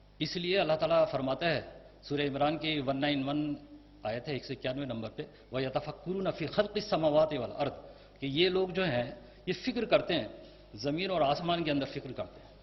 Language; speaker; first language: Urdu; native; Urdu